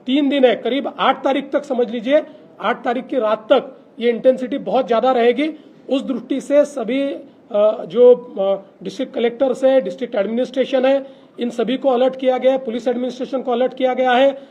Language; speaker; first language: Hindi; non-native, local second language; Marathi